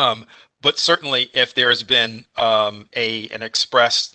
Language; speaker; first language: English; native; English